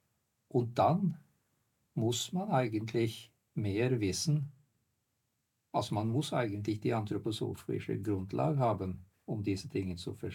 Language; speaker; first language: German; non-native, fluent; Norwegian